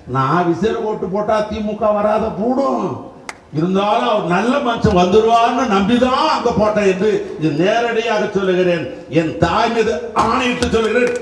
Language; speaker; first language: Tamil; native; Tamil